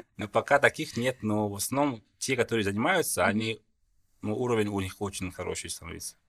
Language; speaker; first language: Russian; non-native, fluent; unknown